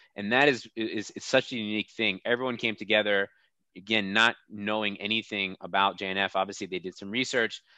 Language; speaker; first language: English; native; English